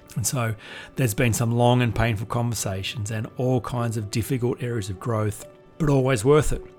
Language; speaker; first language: English; native; English